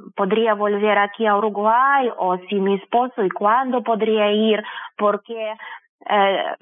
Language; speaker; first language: Spanish; non-native, fluent; Russian